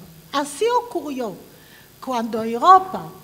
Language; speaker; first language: Spanish; non-native, fluent; Hebrew